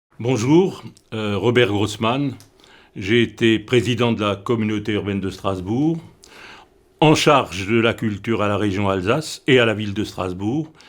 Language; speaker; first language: French; non-native, local second language; Swiss German